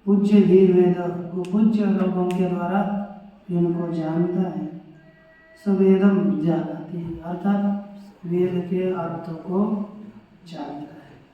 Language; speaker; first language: Hindi; non-native, local second language; Marathi